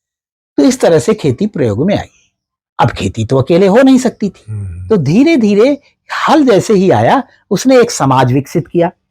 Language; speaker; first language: Hindi; native; Hindi